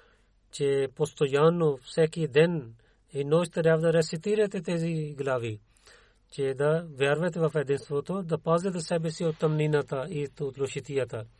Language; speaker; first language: Bulgarian; non-native, learner; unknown